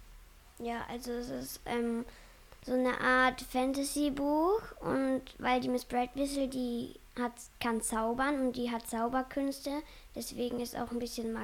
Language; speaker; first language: German; native; German